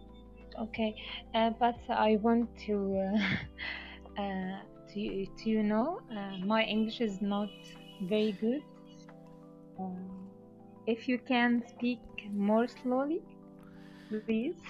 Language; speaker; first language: English; non-native, learner; Arabic